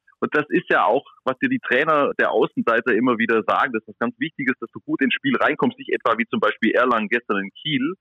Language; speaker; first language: German; native; German